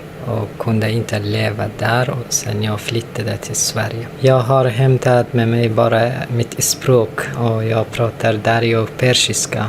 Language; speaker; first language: Swedish; non-native, learner; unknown